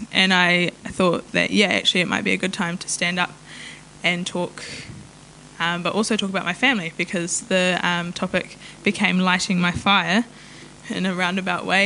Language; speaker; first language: English; non-native, local second language; Māori